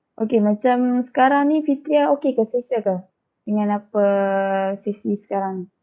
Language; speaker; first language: Malay; native; Malay